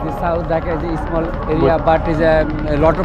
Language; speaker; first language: English; non-native, learner; Bangla